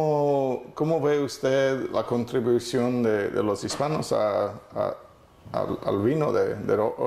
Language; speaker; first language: Spanish; non-native, fluent; English